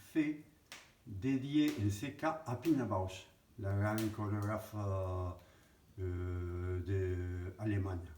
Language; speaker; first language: French; non-native, fluent; Spanish